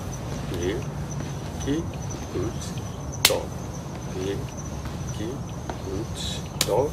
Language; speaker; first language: Turkish; non-native, learner; Japanese